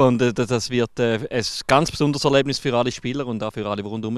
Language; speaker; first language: German; native; German